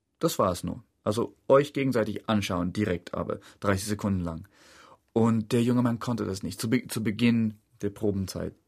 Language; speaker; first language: German; non-native, fluent; English